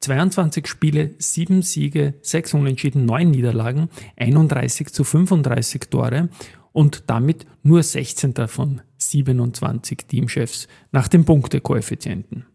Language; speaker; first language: German; native; German